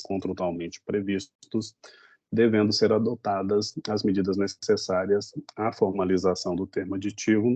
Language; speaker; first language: Portuguese; native; Portuguese